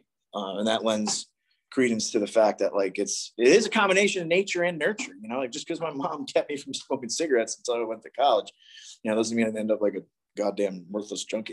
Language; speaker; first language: English; native; English